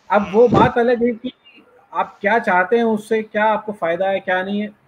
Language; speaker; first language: Hindi; native; Hindi